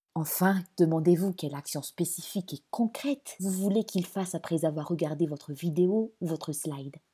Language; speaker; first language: French; non-native, local second language; Malagasy